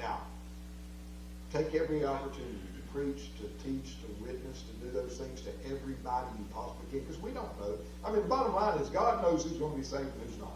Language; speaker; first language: English; native; English